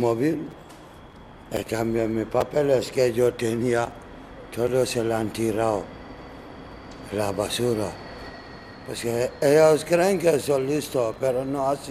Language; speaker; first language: Spanish; non-native, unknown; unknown